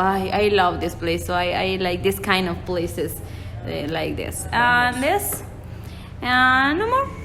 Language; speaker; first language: English; non-native, learner; Spanish